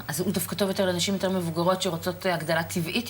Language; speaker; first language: Hebrew; native; Hebrew